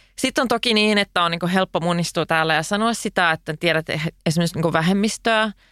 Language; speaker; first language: Finnish; non-native, local second language; Swedish